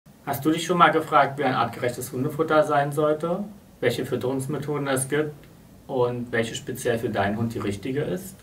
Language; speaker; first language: German; native; German